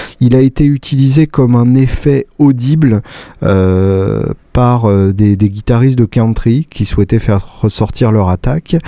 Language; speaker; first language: French; native; French